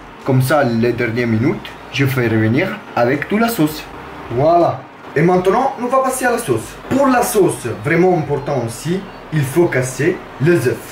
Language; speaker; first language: French; non-native, learner; Italian